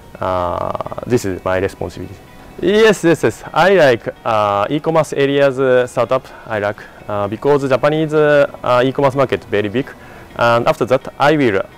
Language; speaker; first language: English; non-native, learner; Japanese